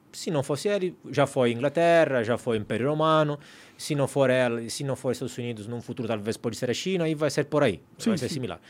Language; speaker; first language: Portuguese; non-native, fluent; Italian